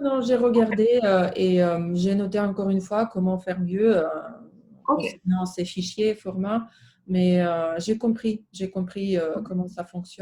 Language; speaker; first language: French; non-native, fluent; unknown